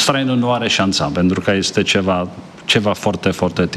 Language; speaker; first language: Romanian; non-native, fluent; Czech